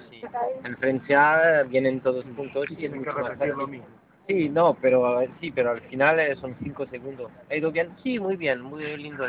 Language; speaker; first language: Spanish; non-native, fluent; French